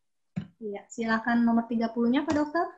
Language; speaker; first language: Indonesian; native; Indonesian